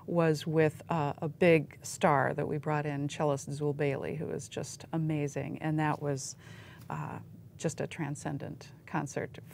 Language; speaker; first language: English; native; English